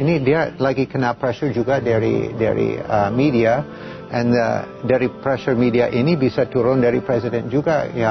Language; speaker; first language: Indonesian; non-native, fluent; English